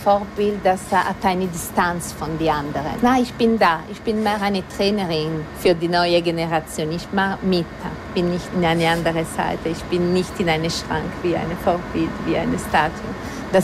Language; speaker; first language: German; non-native, fluent; Italian